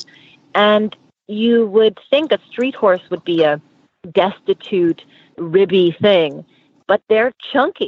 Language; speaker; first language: English; native; English